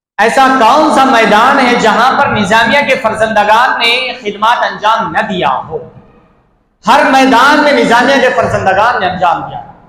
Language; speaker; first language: Urdu; native; Urdu